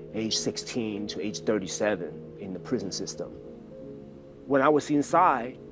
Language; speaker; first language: English; early bilingual, other home language; Chinese